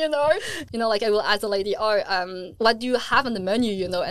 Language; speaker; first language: English; non-native, fluent; French